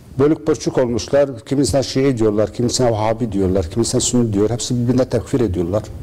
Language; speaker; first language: Turkish; non-native, local second language; Arabic